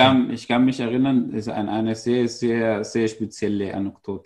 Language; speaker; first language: German; non-native, fluent; Arabic